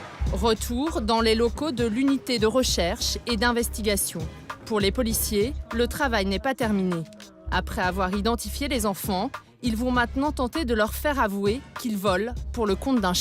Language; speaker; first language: French; native; French